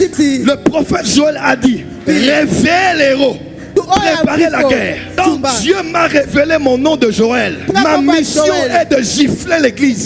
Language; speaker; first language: French; non-native, local second language; Lingala